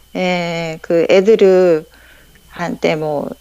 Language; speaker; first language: Korean; non-native, learner; Japanese